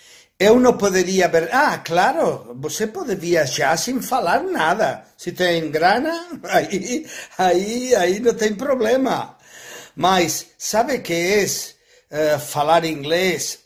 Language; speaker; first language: Portuguese; non-native, fluent; Spanish